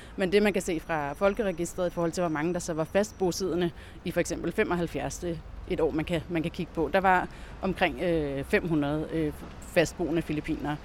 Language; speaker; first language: Danish; native; Danish